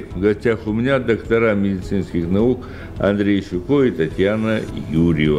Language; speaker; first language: Russian; native; Russian